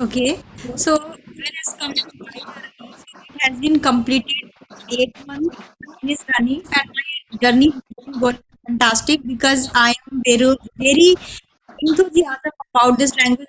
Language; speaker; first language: English; non-native, learner; Hindi